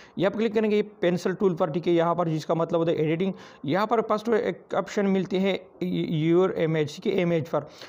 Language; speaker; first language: Urdu; non-native, local second language; Pashto